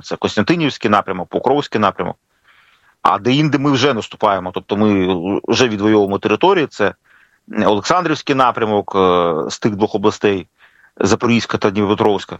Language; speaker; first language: Ukrainian; native; Ukrainian